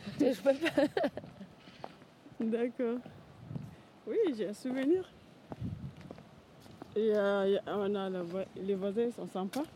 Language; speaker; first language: French; non-native, learner; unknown